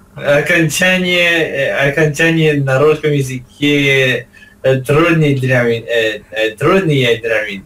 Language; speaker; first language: Russian; non-native, learner; English